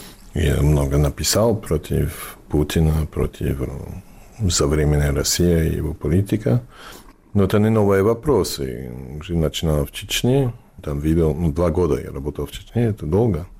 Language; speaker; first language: Russian; non-native, fluent; English